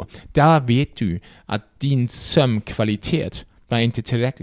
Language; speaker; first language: Swedish; non-native, fluent; German